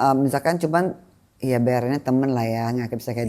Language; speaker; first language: Indonesian; native; Indonesian